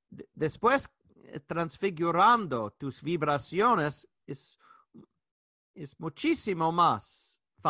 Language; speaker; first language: Spanish; non-native, learner; English